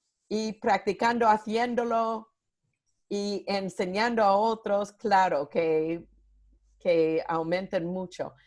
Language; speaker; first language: Spanish; non-native, fluent; English